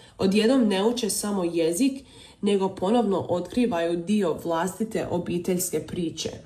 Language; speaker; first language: Serbian; early bilingual, heritage; Croatian